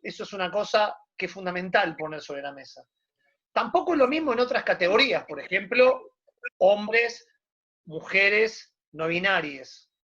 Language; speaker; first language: Spanish; native; Spanish